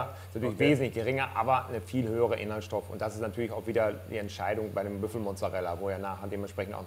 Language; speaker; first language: German; native; German